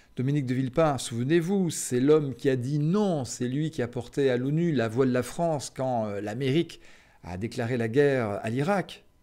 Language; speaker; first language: French; native; French